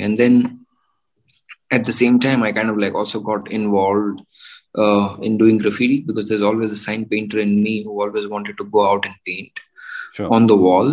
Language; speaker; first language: English; non-native, local second language; Gujarati